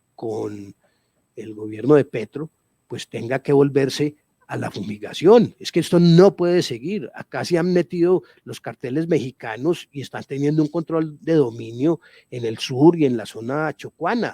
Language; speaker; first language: Spanish; native; Spanish